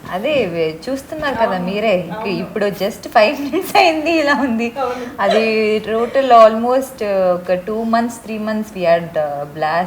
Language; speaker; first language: Telugu; non-native, learner; Tamil